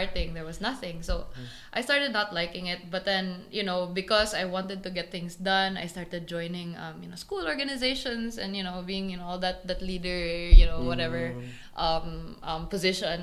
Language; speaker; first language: English; non-native, local second language; Cebuano